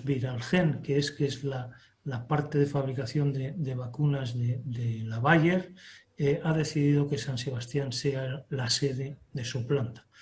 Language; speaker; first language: Spanish; native; Spanish